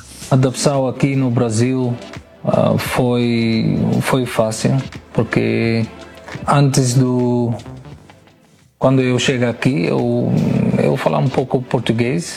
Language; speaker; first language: Portuguese; non-native, learner; Spanish